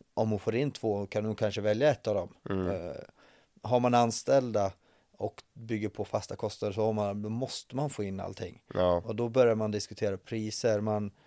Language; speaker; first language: Swedish; native; Swedish